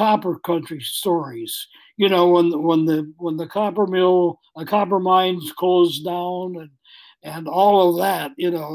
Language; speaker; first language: English; native; English